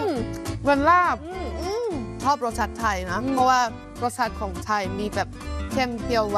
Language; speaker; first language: Thai; non-native, fluent; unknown